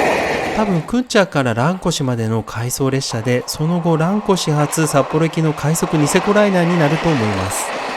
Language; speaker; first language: Japanese; native; Japanese